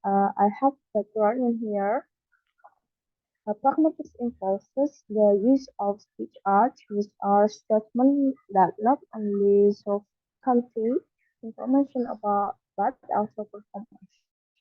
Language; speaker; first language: English; non-native, learner; Indonesian